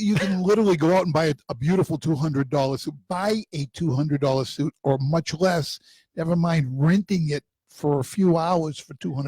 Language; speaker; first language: English; native; English